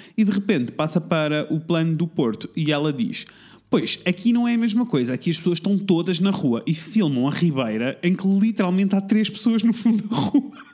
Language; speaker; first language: Portuguese; native; Portuguese